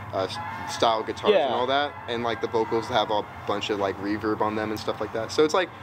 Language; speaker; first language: English; native; English